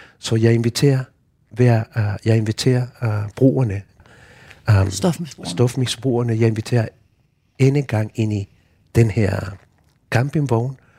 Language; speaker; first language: Danish; non-native, fluent; Spanish